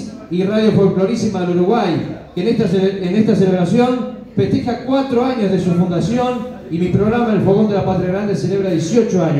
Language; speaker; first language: Spanish; native; Spanish